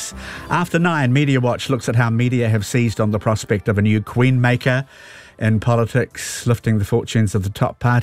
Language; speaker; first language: English; native; English